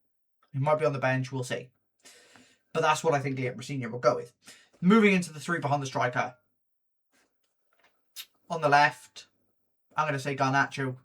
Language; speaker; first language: English; native; English